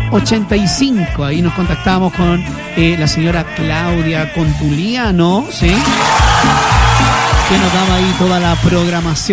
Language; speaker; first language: Spanish; native; Spanish